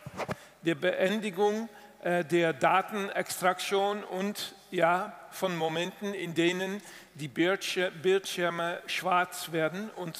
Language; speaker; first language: German; non-native, fluent; Dutch